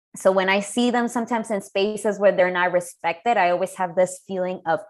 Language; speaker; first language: English; non-native, fluent; Spanish